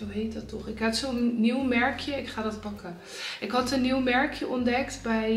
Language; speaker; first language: Dutch; native; Dutch